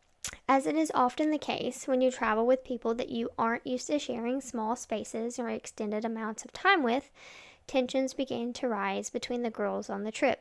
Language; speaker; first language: English; native; English